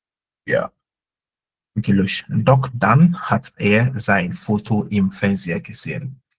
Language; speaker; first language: German; non-native, fluent; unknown